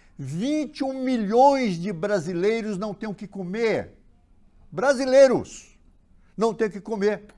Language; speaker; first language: Portuguese; native; Portuguese